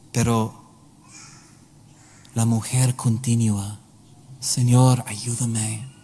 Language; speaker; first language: Spanish; non-native, learner; English